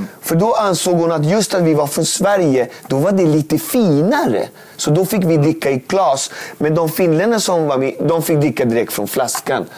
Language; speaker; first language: Swedish; native; Swedish